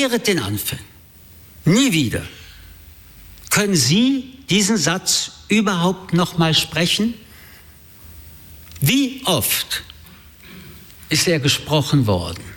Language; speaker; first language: German; early bilingual, other home language; French